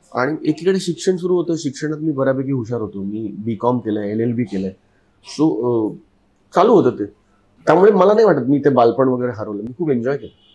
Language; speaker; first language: Marathi; native; Marathi